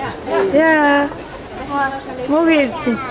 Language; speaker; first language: Dutch; non-native, learner; Mongolian